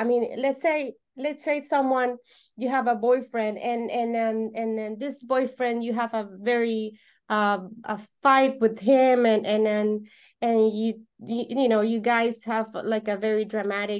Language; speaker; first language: English; non-native, fluent; Spanish